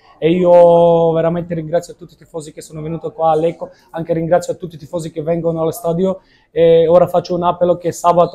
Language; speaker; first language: Italian; non-native, fluent; Macedonian